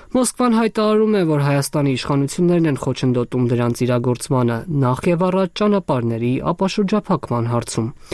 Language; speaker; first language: Armenian; native; Armenian